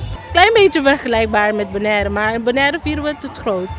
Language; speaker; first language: Dutch; non-native, local second language; Papiamento